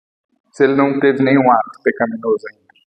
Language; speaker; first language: Portuguese; native; Portuguese